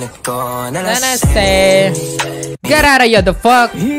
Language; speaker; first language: English; non-native, local second language; Odia